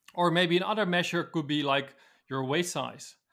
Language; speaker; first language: English; non-native, fluent; Dutch